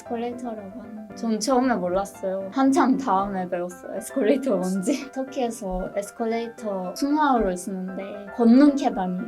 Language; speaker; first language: Korean; non-native, fluent; Turkish